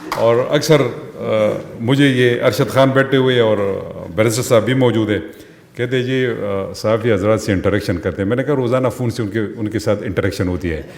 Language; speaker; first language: Urdu; non-native, local second language; Pashto